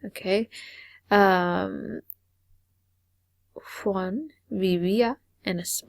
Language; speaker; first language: Spanish; non-native, fluent; English